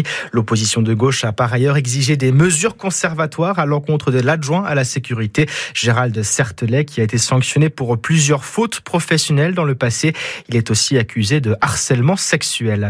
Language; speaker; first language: French; native; French